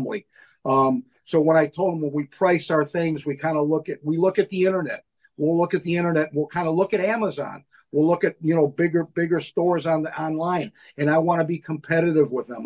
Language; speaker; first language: English; native; English